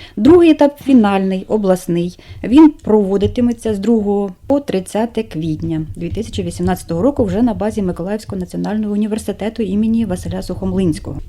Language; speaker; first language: Ukrainian; native; Ukrainian